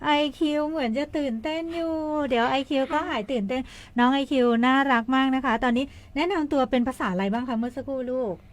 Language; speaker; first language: Thai; native; Thai